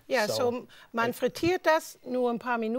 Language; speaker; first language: German; non-native, fluent; English